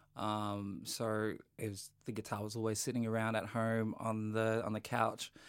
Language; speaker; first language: English; native; English